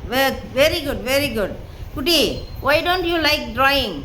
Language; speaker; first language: English; non-native, local second language; Tamil